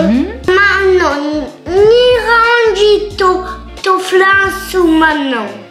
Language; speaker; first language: Japanese; early bilingual, heritage; Japanese